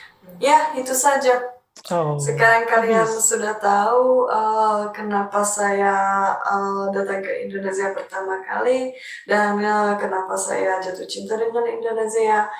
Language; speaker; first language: Indonesian; non-native, fluent; Czech